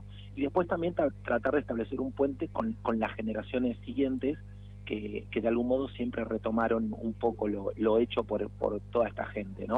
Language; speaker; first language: Spanish; native; Spanish